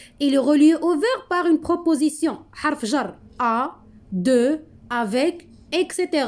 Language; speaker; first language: French; non-native, local second language; Arabic